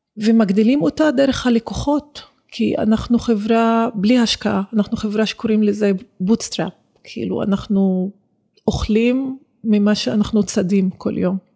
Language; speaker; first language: Hebrew; non-native, local second language; Arabic